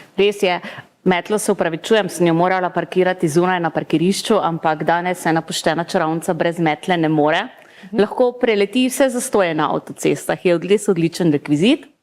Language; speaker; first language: Slovenian; native; Slovenian